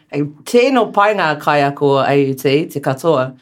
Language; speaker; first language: Māori; non-native, local second language; English